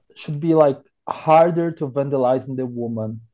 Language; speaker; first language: English; non-native, learner; Portuguese